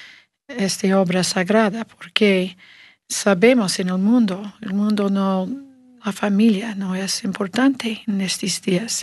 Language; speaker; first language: Spanish; non-native, learner; English